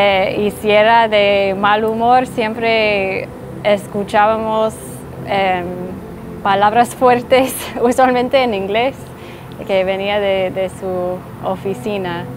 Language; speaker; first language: Spanish; non-native, fluent; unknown